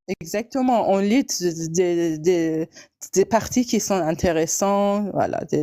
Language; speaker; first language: French; non-native, fluent; Persian